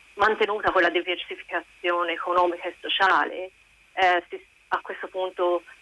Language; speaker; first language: Italian; native; Italian